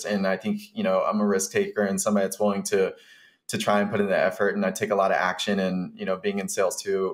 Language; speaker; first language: English; native; English